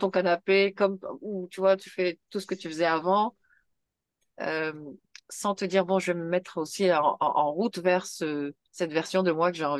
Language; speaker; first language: French; native; French